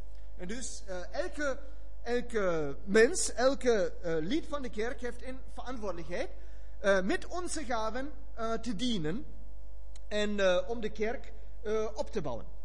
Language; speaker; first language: Dutch; non-native, fluent; German